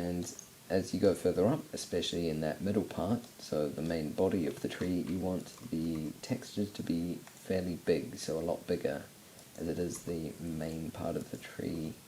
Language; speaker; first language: English; native; English